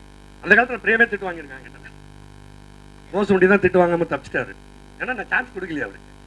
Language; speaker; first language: Tamil; native; Tamil